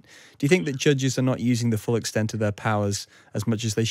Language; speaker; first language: English; native; English